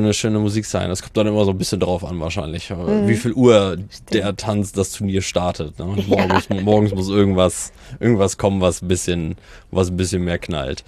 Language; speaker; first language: German; native; German